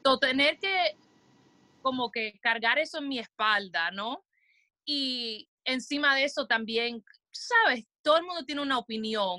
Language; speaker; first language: Spanish; early bilingual, heritage; Spanish